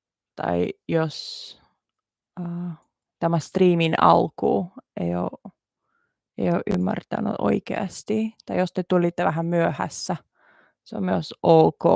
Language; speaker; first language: Finnish; non-native, learner; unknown